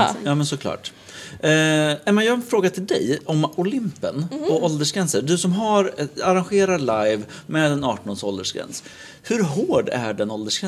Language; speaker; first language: Swedish; native; Swedish